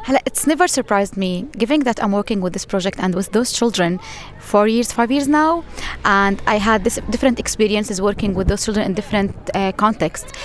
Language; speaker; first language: English; non-native, fluent; Arabic